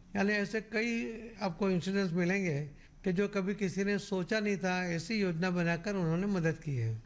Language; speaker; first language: Hindi; non-native, local second language; Marathi